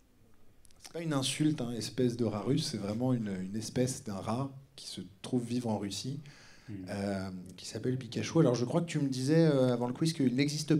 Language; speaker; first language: French; native; French